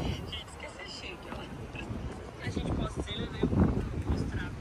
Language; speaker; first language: Portuguese; native; Portuguese